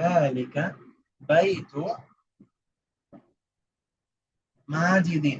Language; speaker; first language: Arabic; non-native, fluent; Bangla